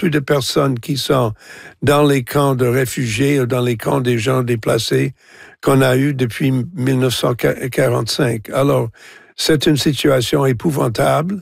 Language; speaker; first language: French; non-native, local second language; English